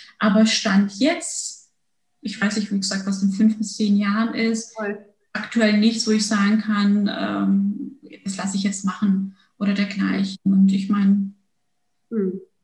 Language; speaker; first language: German; early bilingual, other home language; Turkish